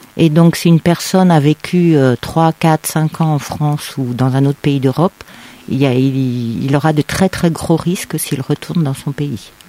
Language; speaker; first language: French; native; French